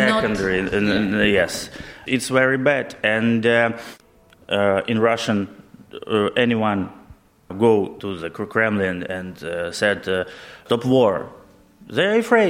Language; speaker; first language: English; non-native, learner; Ukrainian